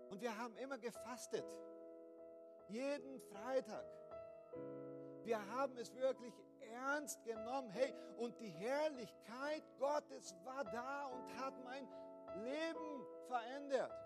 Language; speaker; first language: German; non-native, fluent; Portuguese